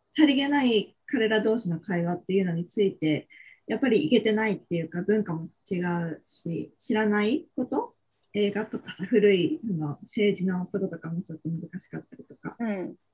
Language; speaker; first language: Japanese; native; Japanese